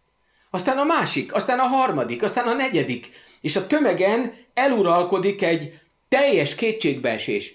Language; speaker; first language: Hungarian; native; Hungarian